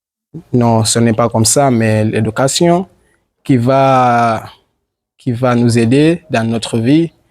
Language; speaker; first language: French; non-native, learner; Swahili